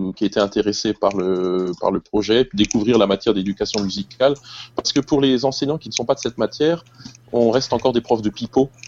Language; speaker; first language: French; native; French